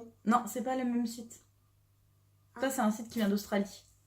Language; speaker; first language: French; native; French